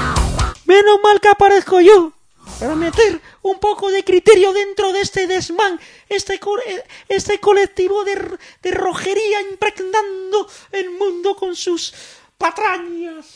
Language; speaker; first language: Spanish; native; Spanish